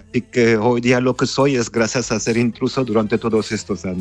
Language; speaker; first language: Spanish; non-native, fluent; Armenian